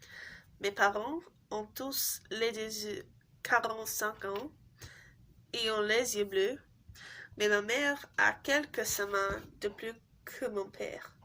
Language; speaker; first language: French; non-native, learner; English